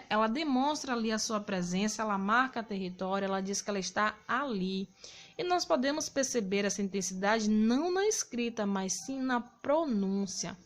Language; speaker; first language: Portuguese; native; Portuguese